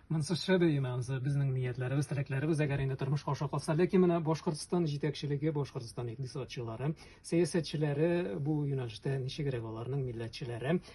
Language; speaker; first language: Tatar; native; Tatar